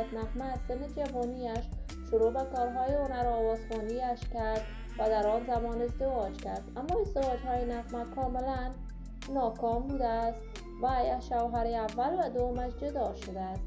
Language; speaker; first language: Persian; native; Persian